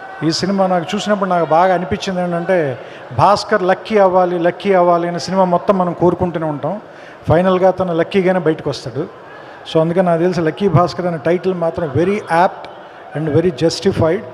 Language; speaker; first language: Telugu; native; Telugu